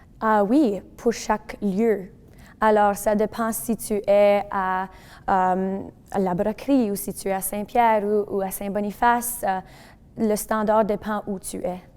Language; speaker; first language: French; non-native, local second language; English